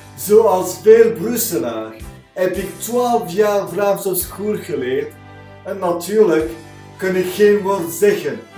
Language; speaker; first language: Dutch; non-native, local second language; French